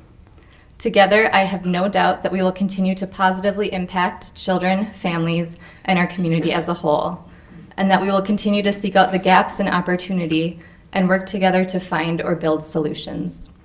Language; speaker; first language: English; native; English